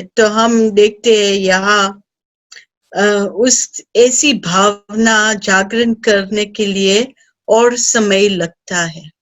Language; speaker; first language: Hindi; early bilingual, heritage; Hindi